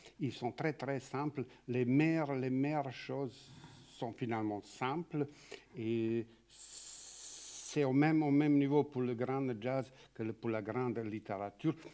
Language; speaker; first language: French; non-native, fluent; Serbian